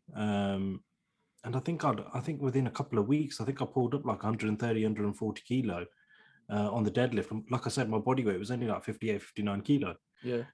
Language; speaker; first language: English; native; English